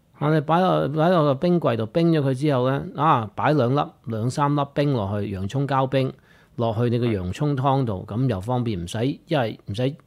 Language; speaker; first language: Cantonese; native; Cantonese